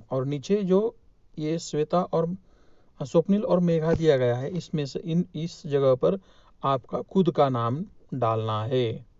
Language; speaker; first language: Hindi; non-native, local second language; Marathi